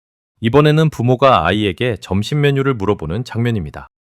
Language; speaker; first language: Korean; native; Korean